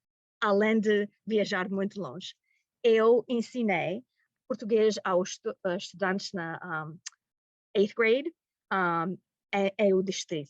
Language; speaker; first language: Portuguese; early bilingual, heritage; Portuguese